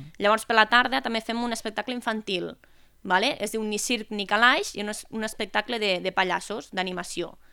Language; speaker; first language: Catalan; native; Catalan